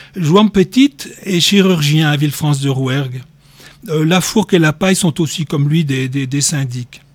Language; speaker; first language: French; native; French